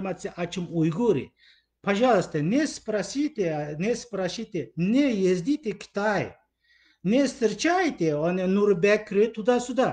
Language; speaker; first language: Russian; non-native, learner; Uyghur